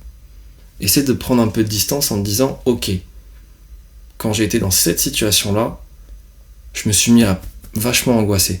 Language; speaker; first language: French; native; French